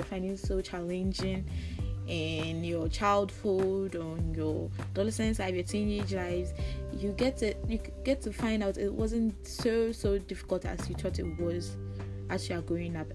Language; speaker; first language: English; non-native, local second language; Akan